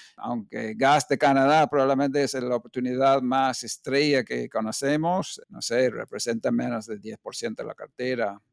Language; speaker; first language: Spanish; non-native, fluent; English